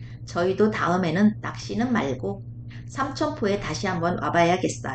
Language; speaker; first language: Korean; native; Korean